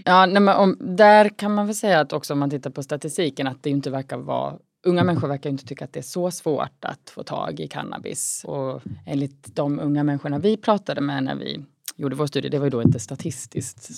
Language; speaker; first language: Swedish; native; Swedish